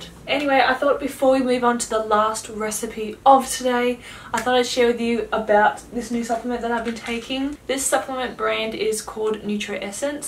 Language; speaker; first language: English; native; English